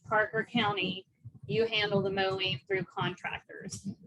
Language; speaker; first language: English; native; English